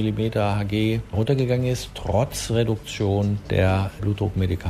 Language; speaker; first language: German; native; German